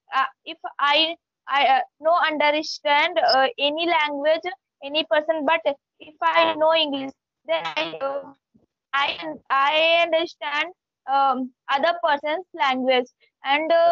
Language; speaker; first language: English; non-native, learner; Hindi